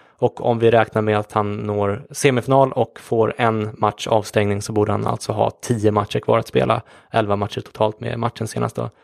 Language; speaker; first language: Swedish; native; Swedish